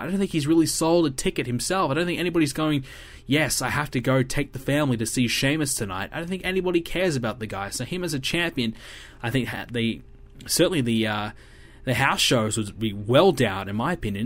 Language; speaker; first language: English; native; English